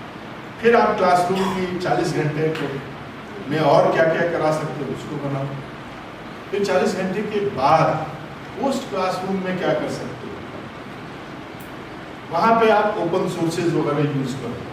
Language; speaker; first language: Hindi; native; Hindi